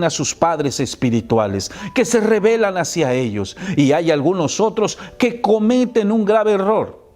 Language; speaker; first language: Spanish; native; Spanish